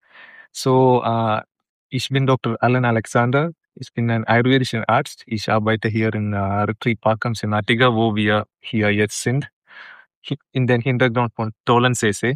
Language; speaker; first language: German; non-native, learner; Malayalam